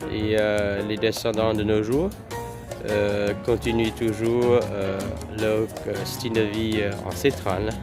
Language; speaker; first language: French; non-native, fluent; Vietnamese